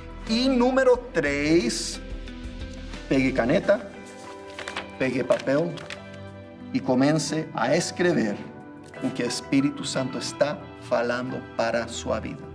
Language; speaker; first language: Portuguese; non-native, fluent; English